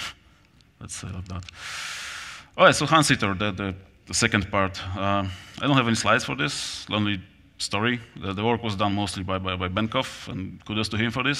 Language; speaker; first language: English; non-native, fluent; Polish